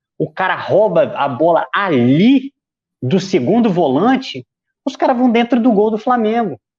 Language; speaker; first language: Portuguese; native; Portuguese